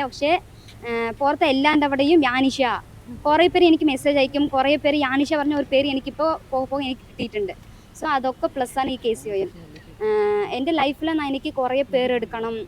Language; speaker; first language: Malayalam; non-native, local second language; Tamil